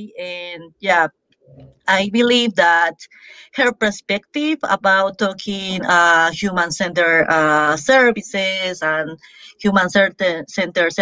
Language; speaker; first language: English; non-native, fluent; Spanish